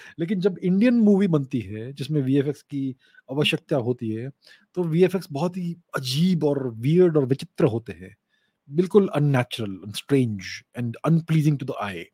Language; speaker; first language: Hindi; non-native, local second language; Gujarati